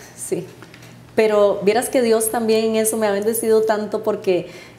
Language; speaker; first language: Spanish; native; Spanish